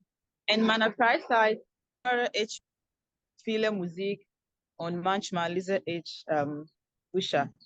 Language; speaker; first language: German; non-native, learner; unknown